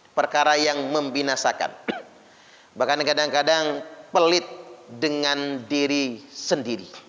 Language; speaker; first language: Indonesian; non-native, local second language; Malay